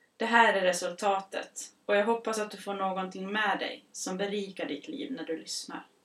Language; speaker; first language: Swedish; native; Swedish